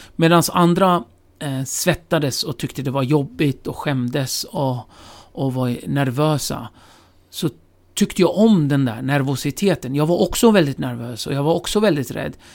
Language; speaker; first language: Swedish; early bilingual, other home language; Kurdish